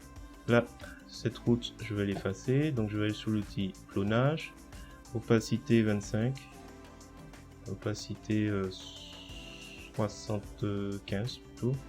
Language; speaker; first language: French; native; French